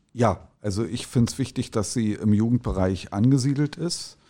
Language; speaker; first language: German; native; German